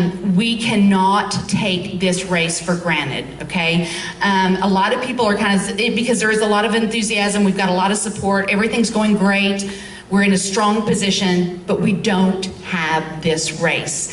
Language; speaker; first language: English; native; English